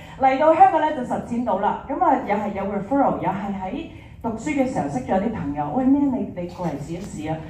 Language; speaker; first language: Cantonese; early bilingual, heritage; Cantonese